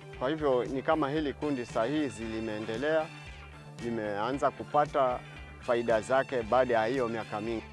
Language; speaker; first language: Swahili; native; Swahili